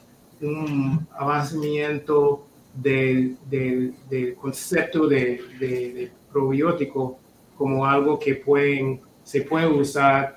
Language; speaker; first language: Spanish; non-native, fluent; English